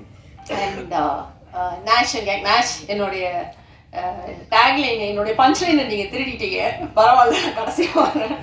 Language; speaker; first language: Tamil; native; Tamil